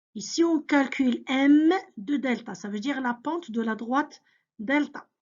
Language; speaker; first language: French; non-native, local second language; Arabic